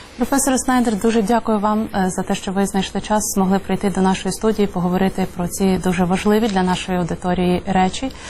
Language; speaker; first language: Ukrainian; native; Ukrainian